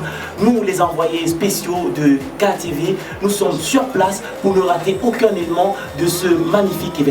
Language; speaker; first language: French; native; French